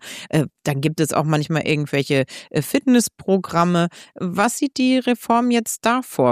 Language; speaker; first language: German; native; German